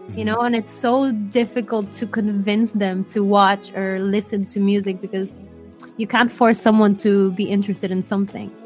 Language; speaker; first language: English; native; English